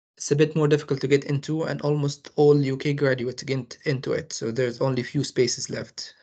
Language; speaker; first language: English; non-native, fluent; Arabic